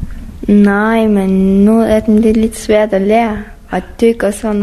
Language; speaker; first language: Danish; non-native, learner; Persian